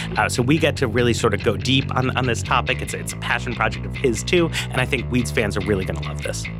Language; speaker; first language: English; native; English